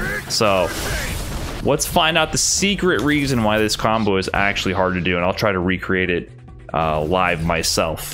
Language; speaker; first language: English; native; English